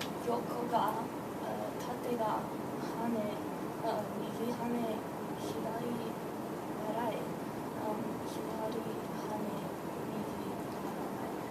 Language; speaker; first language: Japanese; non-native, learner; English